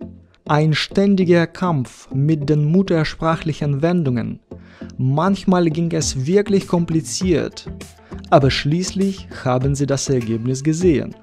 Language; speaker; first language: German; non-native, fluent; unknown